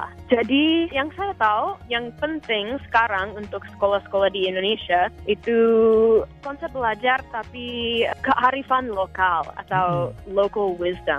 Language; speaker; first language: Indonesian; non-native, fluent; English